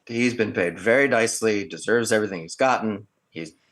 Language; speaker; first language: English; native; English